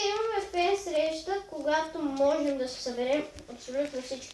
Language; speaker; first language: Bulgarian; native; Bulgarian